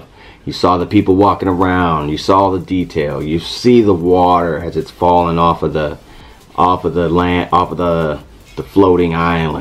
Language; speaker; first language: English; native; English